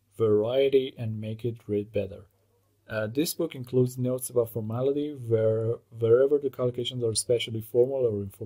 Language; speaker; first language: English; non-native, fluent; Persian